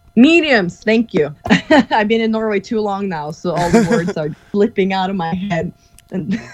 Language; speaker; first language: English; non-native, fluent; Norwegian